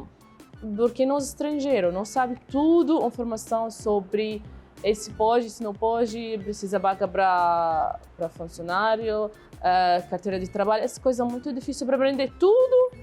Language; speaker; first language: Portuguese; non-native, learner; Arabic